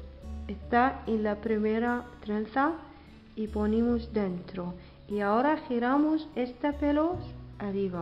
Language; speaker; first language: Spanish; non-native, learner; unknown